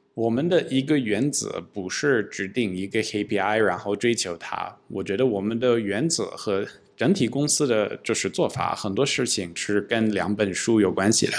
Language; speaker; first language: Chinese; non-native, fluent; English